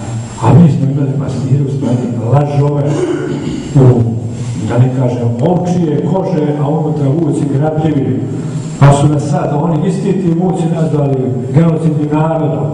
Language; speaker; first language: Bosnian; native; Bosnian